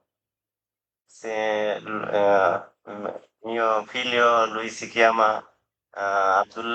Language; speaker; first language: Italian; non-native, learner; Bangla